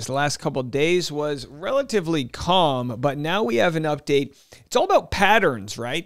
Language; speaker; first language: English; native; English